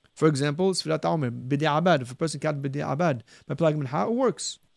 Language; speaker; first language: English; early bilingual, heritage; Arabic